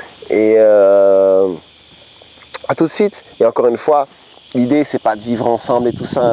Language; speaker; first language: French; native; French